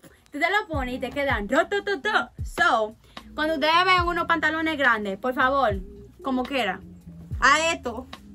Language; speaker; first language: Spanish; early bilingual, heritage; Spanish